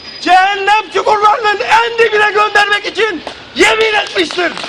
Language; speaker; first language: Turkish; native; Turkish